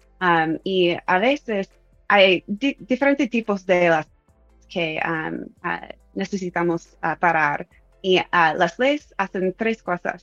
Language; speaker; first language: Spanish; non-native, fluent; English